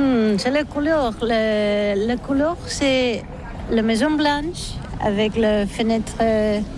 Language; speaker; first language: French; non-native, learner; Catalan